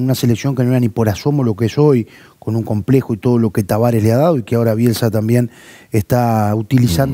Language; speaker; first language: Spanish; native; Spanish